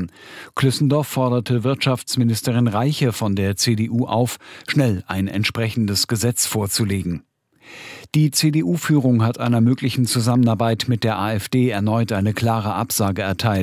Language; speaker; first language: German; native; German